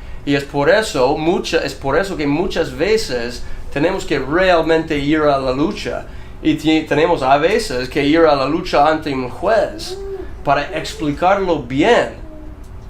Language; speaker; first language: Spanish; non-native, fluent; English